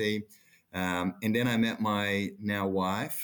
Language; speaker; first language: English; non-native, fluent; Portuguese